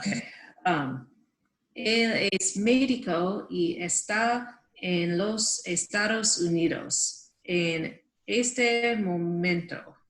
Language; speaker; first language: Spanish; non-native, learner; English